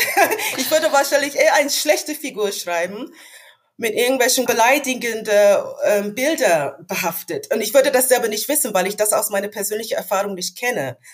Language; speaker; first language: German; non-native, fluent; English